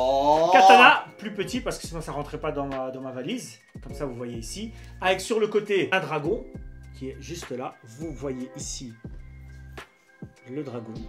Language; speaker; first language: French; native; French